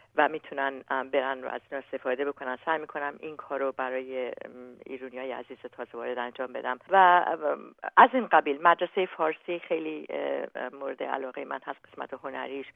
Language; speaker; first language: Persian; native; Persian